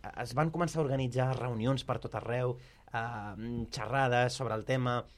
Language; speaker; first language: Catalan; early bilingual, other home language; Arabic